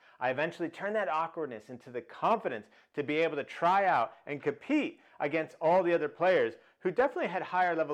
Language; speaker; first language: English; native; English